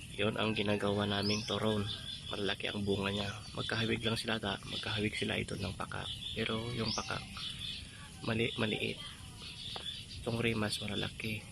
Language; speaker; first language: Filipino; non-native, local second language; Iloko